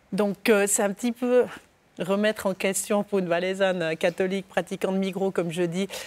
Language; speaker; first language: French; native; French